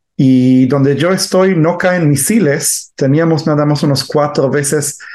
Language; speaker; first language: Spanish; early bilingual, heritage; Hebrew